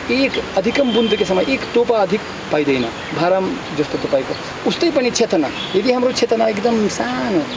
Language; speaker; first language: Nepali; non-native, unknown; Russian